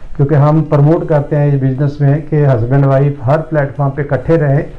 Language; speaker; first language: Hindi; non-native, local second language; Punjabi